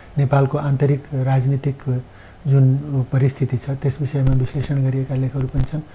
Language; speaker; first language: Nepali; native; Nepali